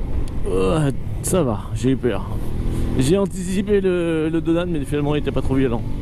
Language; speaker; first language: French; native; French